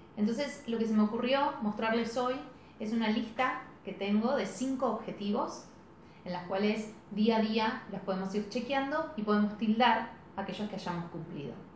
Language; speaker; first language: Spanish; native; Spanish